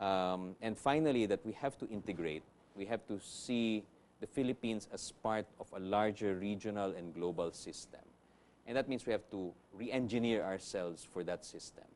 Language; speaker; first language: English; non-native, local second language; Filipino